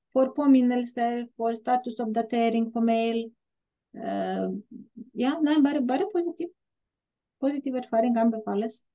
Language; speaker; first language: Norwegian; non-native, fluent; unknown